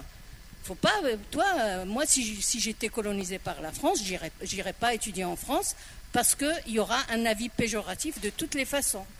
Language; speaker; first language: French; non-native, local second language; Arabic